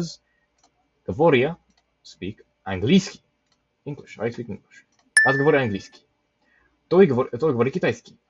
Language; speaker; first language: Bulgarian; non-native, learner; English